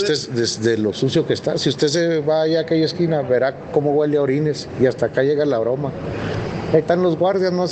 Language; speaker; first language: Spanish; native; Spanish